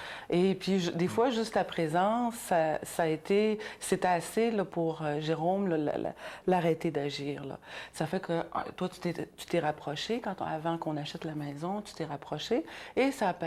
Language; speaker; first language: French; native; French